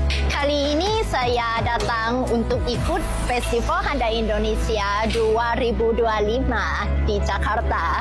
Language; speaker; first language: Indonesian; non-native, learner; Thai